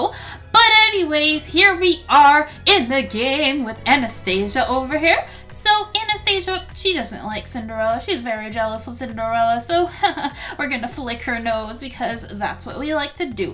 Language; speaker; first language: English; native; English